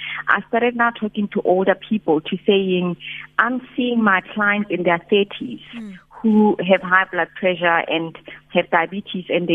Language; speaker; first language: English; non-native, local second language; Tswana